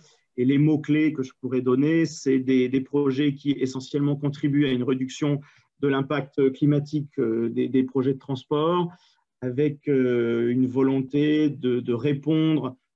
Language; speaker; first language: French; native; French